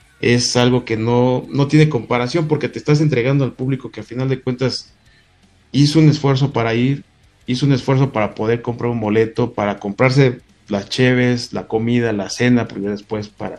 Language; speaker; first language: Spanish; native; Spanish